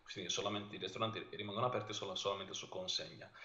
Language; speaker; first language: Italian; native; Italian